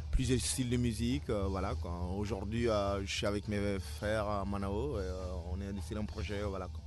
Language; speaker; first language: French; non-native, local second language; Mandingo